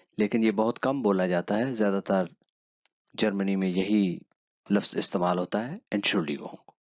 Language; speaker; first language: Urdu; native; Urdu